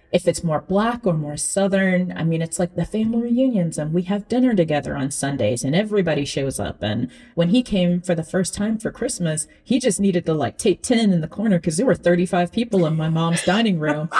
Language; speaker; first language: English; early bilingual, other home language; Akan